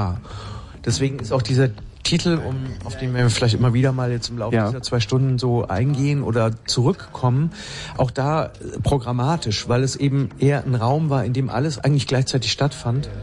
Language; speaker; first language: German; native; German